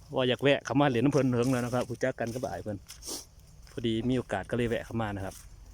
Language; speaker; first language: Thai; native; Thai